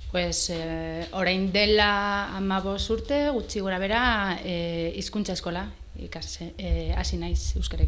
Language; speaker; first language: Basque; non-native, local second language; Spanish